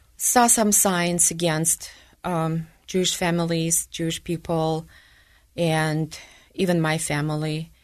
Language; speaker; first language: English; non-native, fluent; Ukrainian